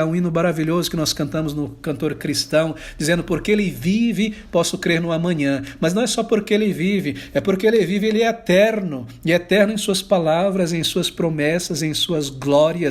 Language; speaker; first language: Portuguese; native; Portuguese